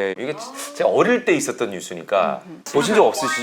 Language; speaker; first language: Korean; native; Korean